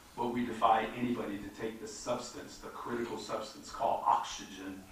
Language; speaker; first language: English; native; English